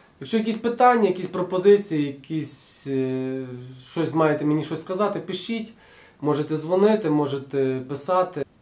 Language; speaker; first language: Ukrainian; native; Ukrainian